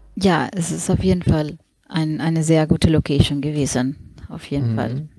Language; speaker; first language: German; non-native, fluent; Spanish